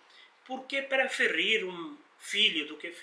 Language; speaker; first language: Portuguese; non-native, learner; Hindi